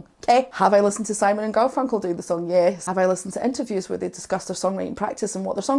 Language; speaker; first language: English; native; English